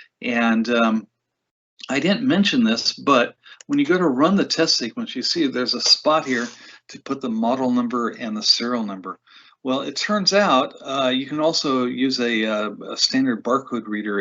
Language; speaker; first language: English; native; English